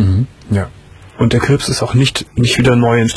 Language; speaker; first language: German; native; German